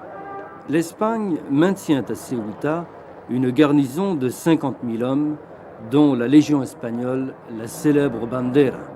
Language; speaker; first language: French; native; French